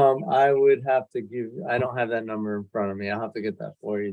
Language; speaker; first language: English; native; English